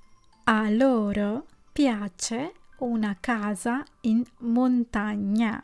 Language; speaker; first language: Italian; non-native, fluent; Sinhala